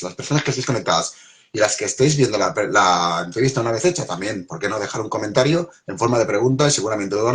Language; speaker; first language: Spanish; native; Spanish